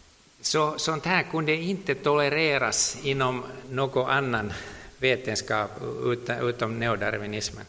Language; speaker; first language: Swedish; non-native, local second language; Finnish